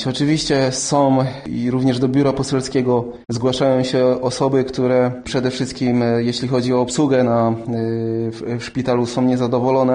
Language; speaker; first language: Polish; native; Polish